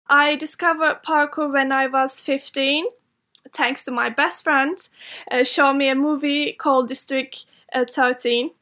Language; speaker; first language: English; non-native, fluent; Turkish